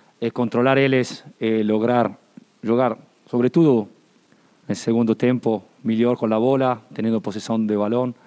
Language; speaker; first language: Portuguese; non-native, learner; Spanish